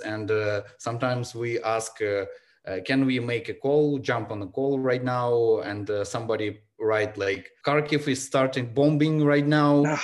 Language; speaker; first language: English; non-native, learner; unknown